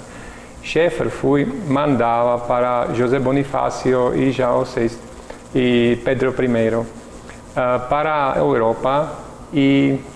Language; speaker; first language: Portuguese; non-native, learner; Czech